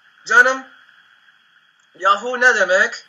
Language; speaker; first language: Turkish; non-native, fluent; Spanish